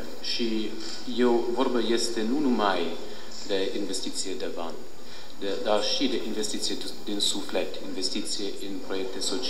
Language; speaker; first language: Romanian; non-native, fluent; English